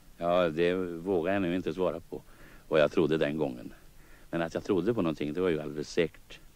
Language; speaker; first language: Swedish; native; Swedish